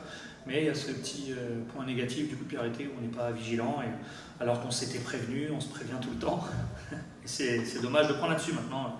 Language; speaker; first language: French; native; French